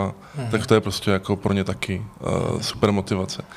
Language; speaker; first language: Czech; native; Czech